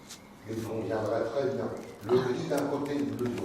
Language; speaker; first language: French; native; French